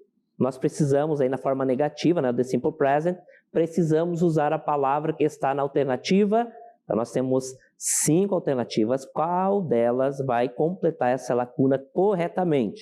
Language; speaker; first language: Portuguese; native; Portuguese